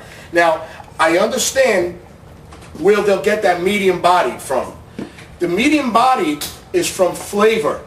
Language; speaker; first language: English; native; English